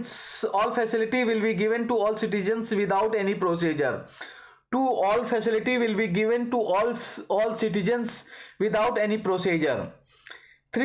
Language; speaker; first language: English; non-native, local second language; Hindi